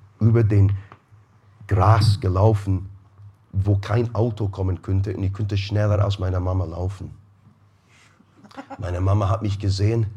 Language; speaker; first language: German; non-native, fluent; English